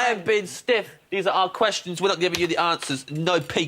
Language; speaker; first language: English; native; English